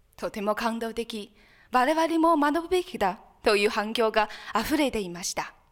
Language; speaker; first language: Japanese; non-native, fluent; Chinese